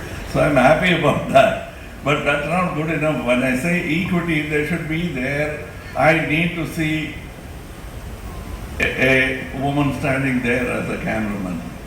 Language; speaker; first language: English; non-native, local second language; Tamil